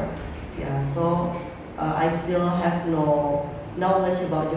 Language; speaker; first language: English; non-native, learner; Indonesian